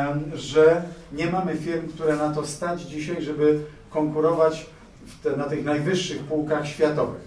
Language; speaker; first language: Polish; native; Polish